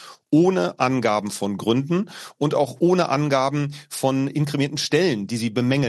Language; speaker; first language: German; native; German